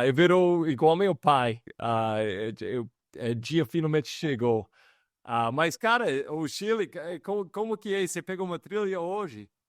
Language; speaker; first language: Portuguese; non-native, fluent; English